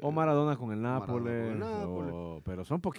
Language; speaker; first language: Spanish; native; Spanish